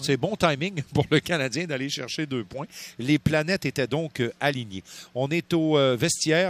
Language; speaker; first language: French; native; French